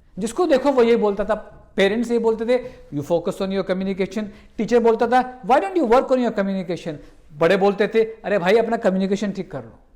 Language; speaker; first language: Hindi; native; Hindi